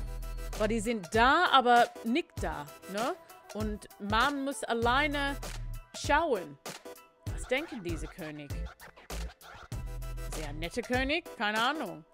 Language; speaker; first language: German; non-native, learner; English